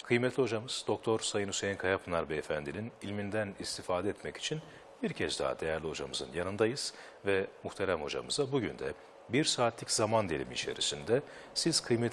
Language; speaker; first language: Turkish; native; Turkish